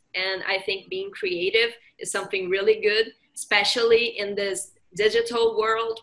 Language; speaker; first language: English; non-native, fluent; Portuguese